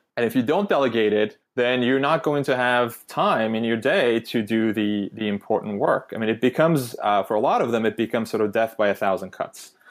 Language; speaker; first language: English; non-native, fluent; Turkish